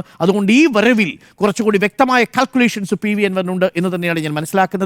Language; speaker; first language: Malayalam; native; Malayalam